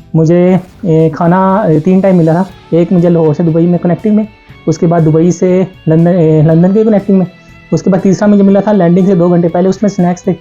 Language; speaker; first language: Urdu; non-native, local second language; Punjabi